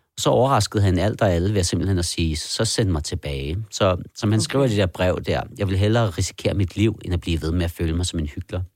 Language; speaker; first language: Danish; early bilingual, other home language; Persian